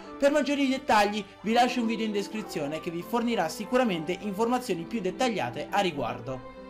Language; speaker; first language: Italian; native; Italian